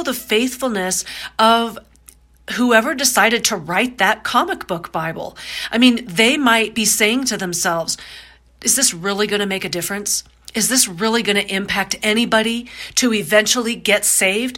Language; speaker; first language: English; native; English